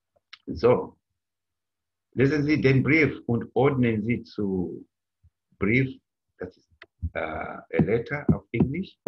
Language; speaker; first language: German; non-native, fluent; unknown